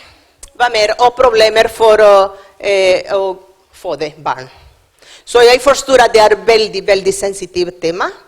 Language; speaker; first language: Norwegian; non-native, learner; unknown